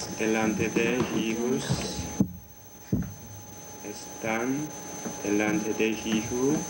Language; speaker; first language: Spanish; non-native, learner; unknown